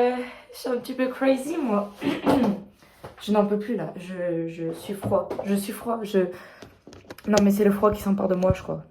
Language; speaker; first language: French; native; French